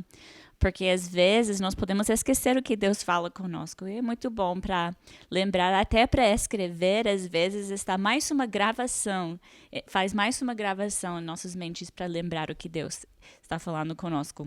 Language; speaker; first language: Portuguese; non-native, fluent; English